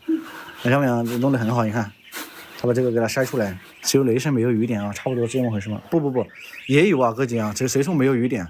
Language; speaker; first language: Chinese; native; Chinese